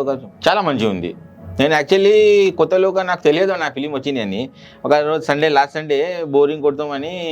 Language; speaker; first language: Telugu; non-native, local second language; Urdu